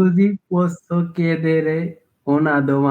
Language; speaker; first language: Italian; non-native, learner; Bangla